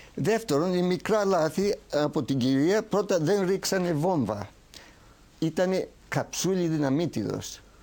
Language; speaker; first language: Greek; early bilingual, heritage; Greek